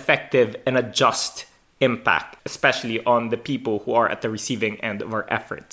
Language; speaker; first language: English; non-native, local second language; Hiligaynon